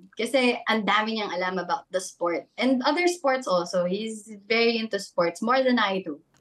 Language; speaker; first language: Filipino; native; Filipino